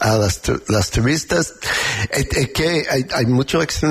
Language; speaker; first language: Spanish; non-native, learner; English